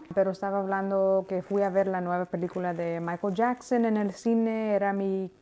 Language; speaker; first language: Spanish; early bilingual, heritage; Spanish